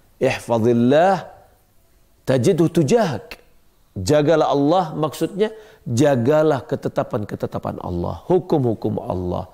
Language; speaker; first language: Malay; non-native, local second language; Minangkabau